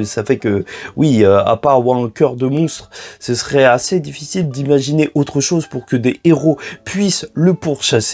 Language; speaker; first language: French; native; French